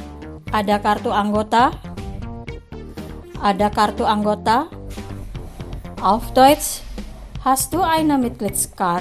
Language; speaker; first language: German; non-native, fluent; Indonesian